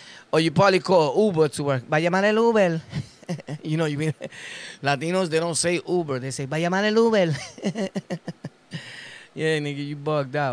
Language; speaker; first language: English; early bilingual, other home language; Spanish